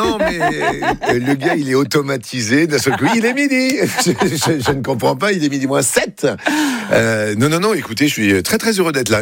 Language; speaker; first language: French; native; French